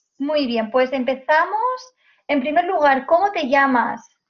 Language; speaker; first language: Spanish; native; Spanish